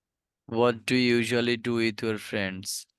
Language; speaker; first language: English; non-native, fluent; Bangla